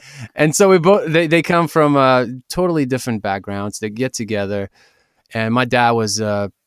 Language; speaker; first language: English; early bilingual, other home language; Ukrainian